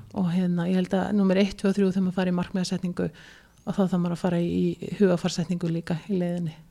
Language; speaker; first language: Icelandic; early bilingual, heritage; Icelandic